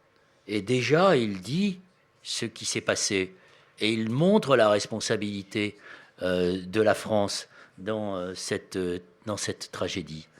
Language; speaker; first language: French; native; French